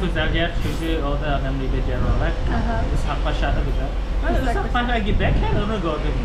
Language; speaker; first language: Turkish; non-native, fluent; Khmer